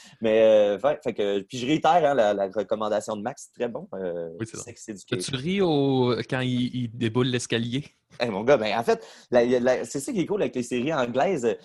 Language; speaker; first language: French; native; French